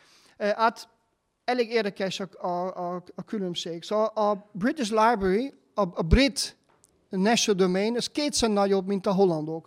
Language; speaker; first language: Hungarian; non-native, fluent; Dutch